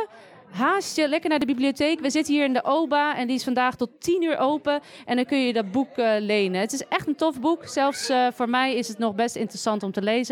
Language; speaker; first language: Dutch; native; Dutch